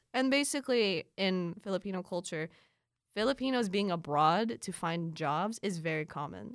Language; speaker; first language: English; early bilingual, other home language; Filipino